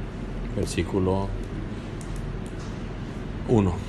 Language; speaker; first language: Spanish; native; Spanish